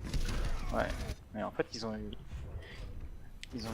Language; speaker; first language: French; native; French